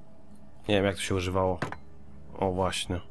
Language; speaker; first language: Polish; native; Polish